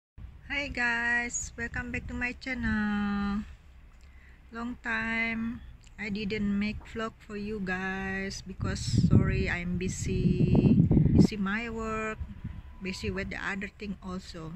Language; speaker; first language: English; non-native, learner; Indonesian